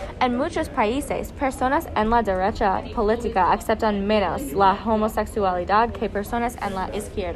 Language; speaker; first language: Spanish; non-native, learner; English